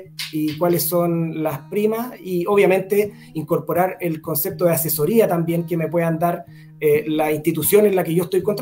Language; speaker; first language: Spanish; native; Spanish